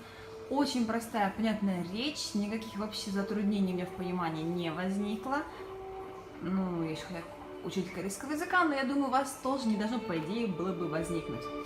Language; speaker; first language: Russian; native; Russian